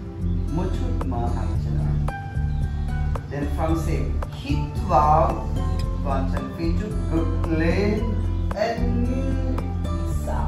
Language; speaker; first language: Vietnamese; non-native, learner; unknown